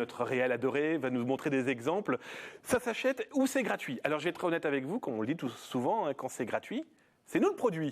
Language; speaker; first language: French; native; French